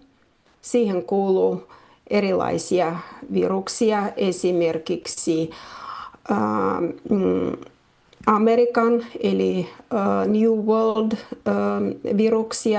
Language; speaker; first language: Finnish; non-native, fluent; Russian